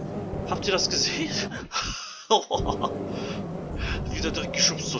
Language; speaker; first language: German; native; German